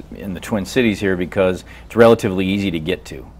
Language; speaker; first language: English; native; English